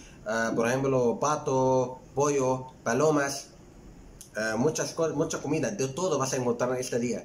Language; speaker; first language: Spanish; non-native, fluent; Arabic